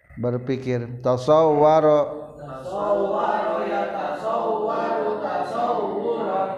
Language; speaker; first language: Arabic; non-native, fluent; Indonesian